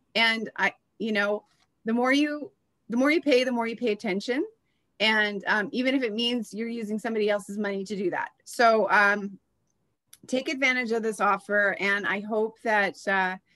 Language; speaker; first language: English; native; English